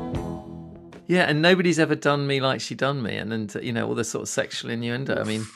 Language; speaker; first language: English; native; English